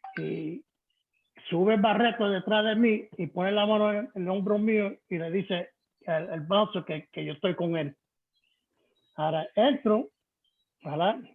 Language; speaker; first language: Spanish; early bilingual, heritage; Spanish